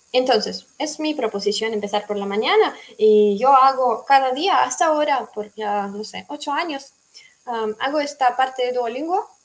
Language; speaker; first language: Spanish; non-native, fluent; Russian